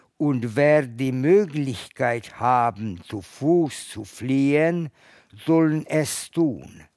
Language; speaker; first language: German; non-native, fluent; Hungarian